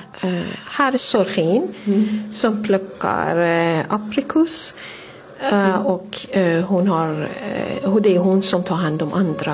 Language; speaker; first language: Swedish; non-native, fluent; Persian